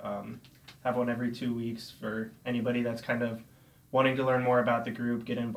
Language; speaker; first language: English; native; English